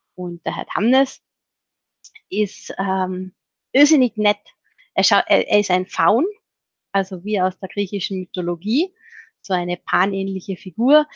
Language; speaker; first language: German; native; German